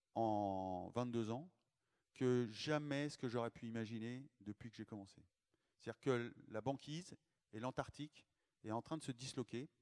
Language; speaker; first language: French; native; French